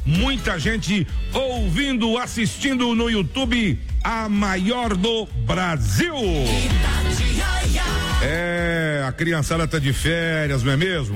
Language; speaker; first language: Portuguese; native; Portuguese